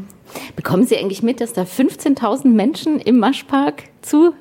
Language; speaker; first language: German; native; German